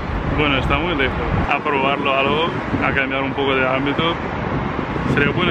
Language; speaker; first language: Spanish; non-native, fluent; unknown